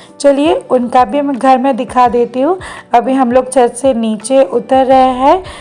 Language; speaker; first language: Hindi; non-native, local second language; Bangla